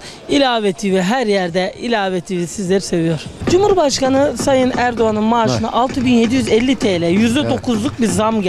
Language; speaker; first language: Turkish; native; Turkish